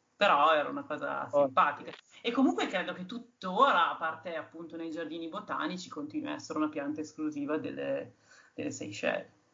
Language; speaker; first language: Italian; native; Italian